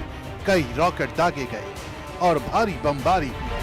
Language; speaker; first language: Hindi; native; Hindi